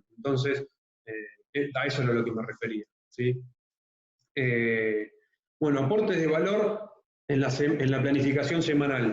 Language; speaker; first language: Spanish; native; Spanish